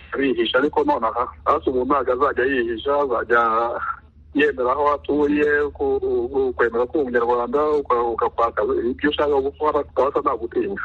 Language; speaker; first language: Kinyarwanda; early bilingual, heritage; Kinyarwanda